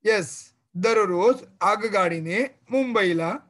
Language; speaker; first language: Hindi; non-native, local second language; Marathi